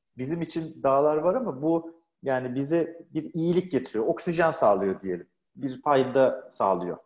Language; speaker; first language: Turkish; native; Turkish